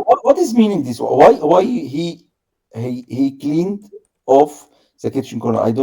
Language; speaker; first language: English; non-native, learner; Arabic